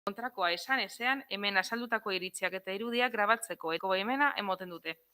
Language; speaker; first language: Basque; non-native, local second language; Spanish